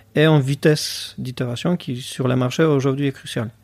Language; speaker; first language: French; non-native, fluent; Polish